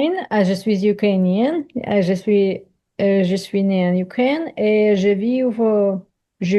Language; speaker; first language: French; non-native, learner; Ukrainian